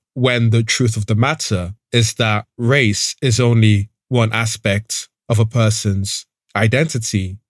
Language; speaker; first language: English; early bilingual, other home language; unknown